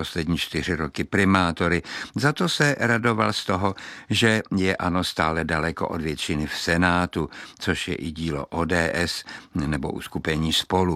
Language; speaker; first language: Czech; native; Czech